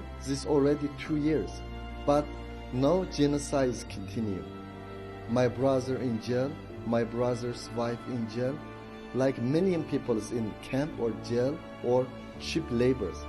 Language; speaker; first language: English; non-native, learner; Uyghur